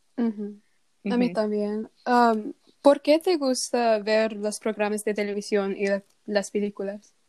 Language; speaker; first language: Spanish; non-native, learner; English